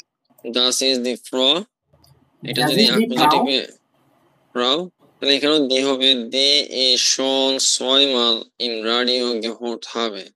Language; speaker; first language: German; non-native, learner; Bangla